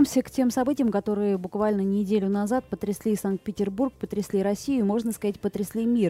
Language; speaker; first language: Russian; native; Russian